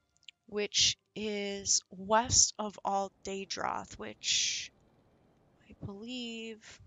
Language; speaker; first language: English; native; English